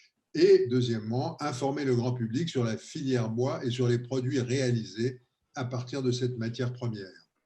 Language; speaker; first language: French; native; French